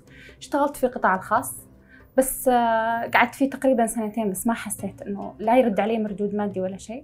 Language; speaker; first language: Arabic; native; Arabic